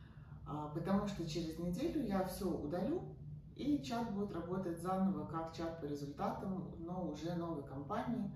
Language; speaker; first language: Russian; native; Russian